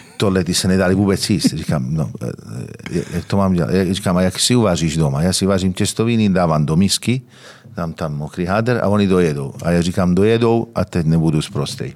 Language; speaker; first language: Czech; non-native, fluent; Italian